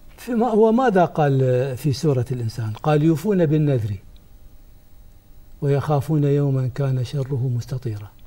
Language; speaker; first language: Arabic; native; Arabic